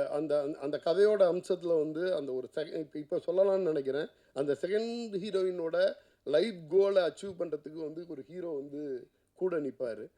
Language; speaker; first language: Tamil; native; Tamil